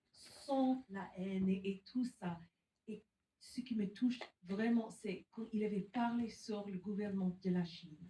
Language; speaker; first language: French; non-native, fluent; English